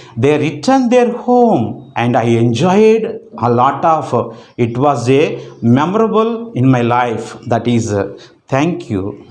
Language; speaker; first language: English; non-native, local second language; Telugu